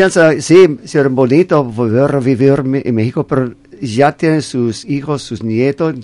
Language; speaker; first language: Spanish; non-native, fluent; English